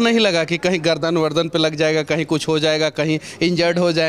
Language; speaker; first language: Hindi; native; Hindi